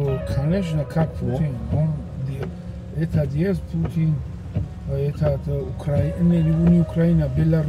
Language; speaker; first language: Russian; non-native, local second language; Tajik